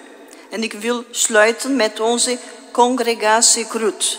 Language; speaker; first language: Dutch; non-native, fluent; Portuguese